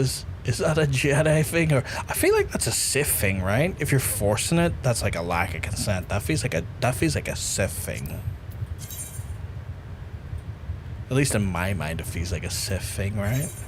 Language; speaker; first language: English; native; English